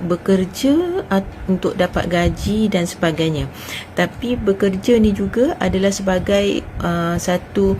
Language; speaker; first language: Malay; native; Malay